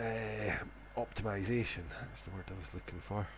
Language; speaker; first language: English; native; English